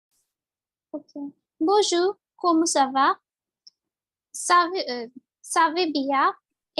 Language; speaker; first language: French; non-native, learner; Bangla